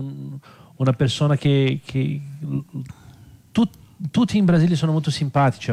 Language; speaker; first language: Italian; non-native, fluent; Portuguese